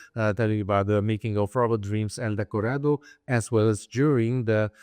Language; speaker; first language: English; non-native, fluent; Hungarian